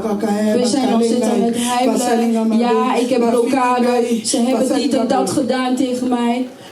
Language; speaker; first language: Dutch; non-native, learner; Lingala